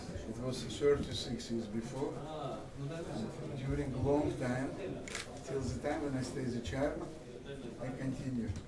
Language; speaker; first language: English; non-native, learner; Azerbaijani